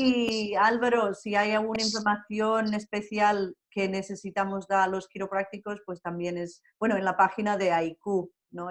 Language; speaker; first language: Spanish; non-native, fluent; English